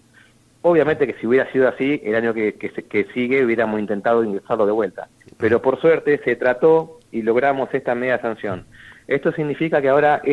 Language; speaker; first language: Spanish; native; Spanish